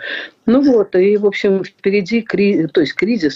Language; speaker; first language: Russian; native; Russian